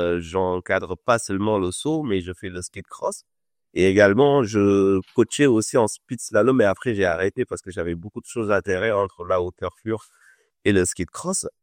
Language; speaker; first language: French; non-native, local second language; Wolof